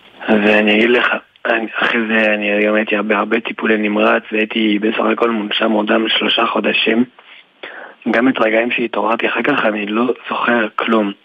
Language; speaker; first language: Hebrew; early bilingual, other home language; French